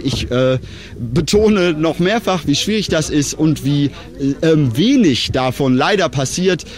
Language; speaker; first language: German; native; German